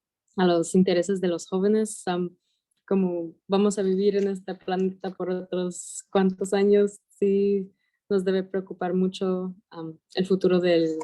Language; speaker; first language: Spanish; early bilingual, heritage; Spanish